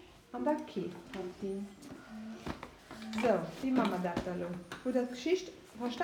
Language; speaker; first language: German; non-native, local second language; Luxembourgish